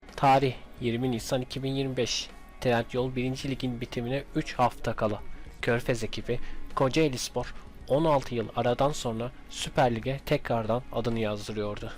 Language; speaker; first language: Turkish; native; Turkish